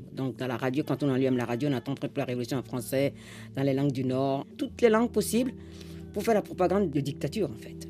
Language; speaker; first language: French; non-native, local second language; Fon